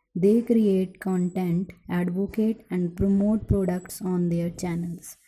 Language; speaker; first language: English; non-native, local second language; Punjabi